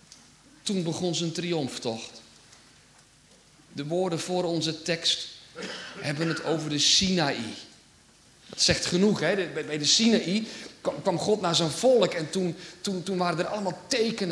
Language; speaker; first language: Dutch; native; Dutch